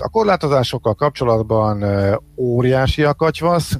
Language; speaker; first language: Hungarian; native; Hungarian